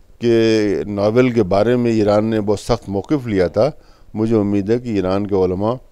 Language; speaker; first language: Urdu; native; Urdu